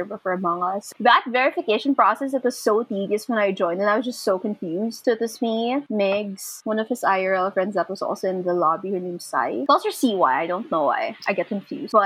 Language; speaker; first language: English; non-native, local second language; Filipino